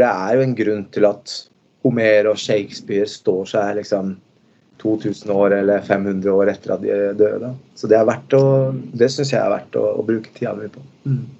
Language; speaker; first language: Norwegian; early bilingual, other home language; Spanish